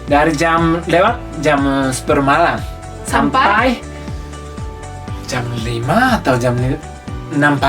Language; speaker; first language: Indonesian; non-native, fluent; Japanese